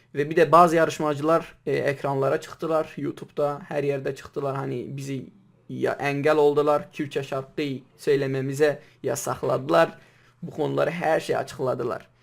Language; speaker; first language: Turkish; non-native, local second language; Kurdish